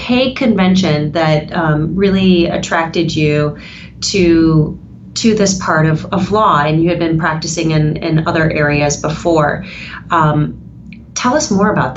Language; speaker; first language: English; native; English